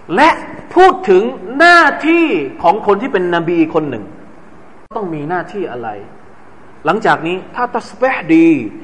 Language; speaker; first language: Thai; non-native, local second language; Malay